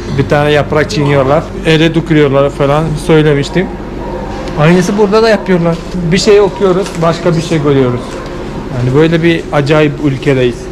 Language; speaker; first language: Turkish; non-native, fluent; Malayalam